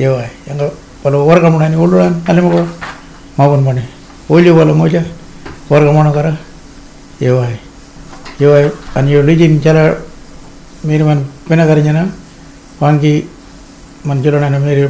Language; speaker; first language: English; non-native, local second language; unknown